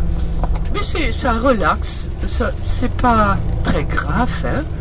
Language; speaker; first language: French; early bilingual, heritage; Dutch